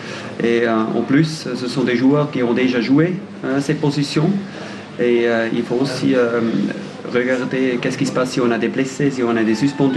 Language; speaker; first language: French; non-native, fluent; German